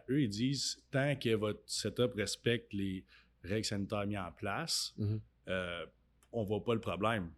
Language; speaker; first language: French; native; French